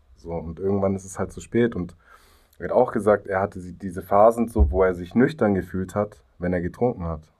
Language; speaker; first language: German; native; German